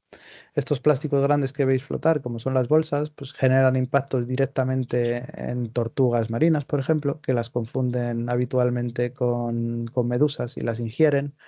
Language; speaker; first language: Spanish; native; Spanish